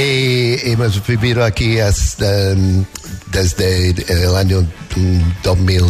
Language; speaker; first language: Spanish; non-native, learner; English